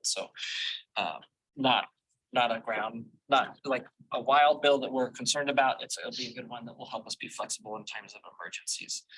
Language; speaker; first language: English; native; English